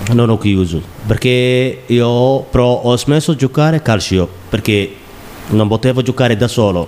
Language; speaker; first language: Italian; non-native, learner; Somali